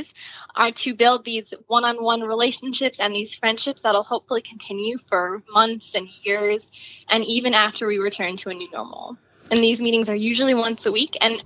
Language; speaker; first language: English; native; English